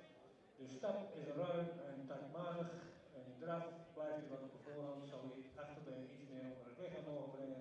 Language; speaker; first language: Dutch; native; Dutch